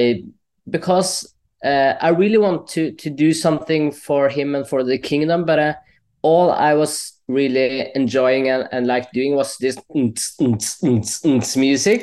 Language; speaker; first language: English; non-native, fluent; Norwegian